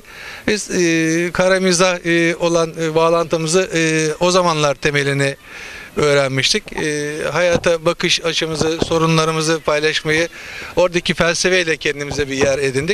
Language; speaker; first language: Turkish; native; Turkish